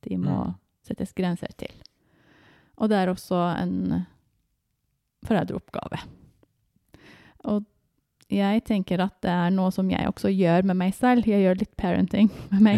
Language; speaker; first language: Norwegian; non-native, fluent; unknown